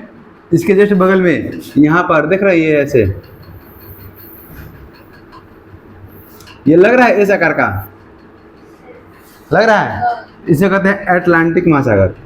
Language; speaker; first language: Hindi; native; Hindi